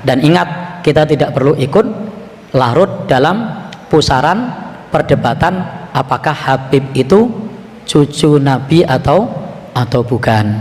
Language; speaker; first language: Indonesian; native; Indonesian